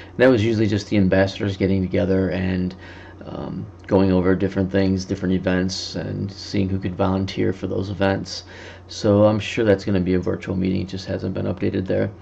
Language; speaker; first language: English; native; English